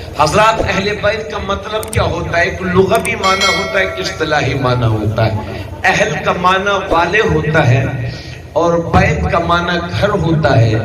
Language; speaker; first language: Urdu; native; Urdu